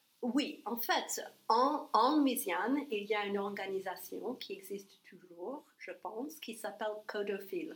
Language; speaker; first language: French; non-native, fluent; English